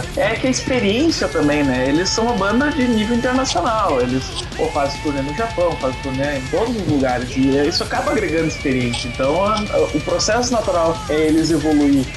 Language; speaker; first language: Portuguese; native; Portuguese